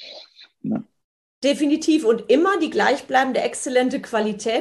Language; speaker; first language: German; native; German